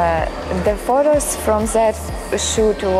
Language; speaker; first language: English; non-native, learner; Ukrainian